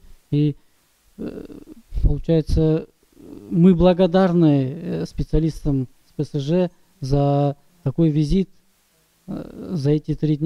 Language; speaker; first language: Russian; non-native, local second language; Kyrgyz